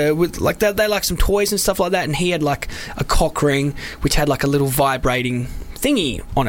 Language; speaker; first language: English; native; English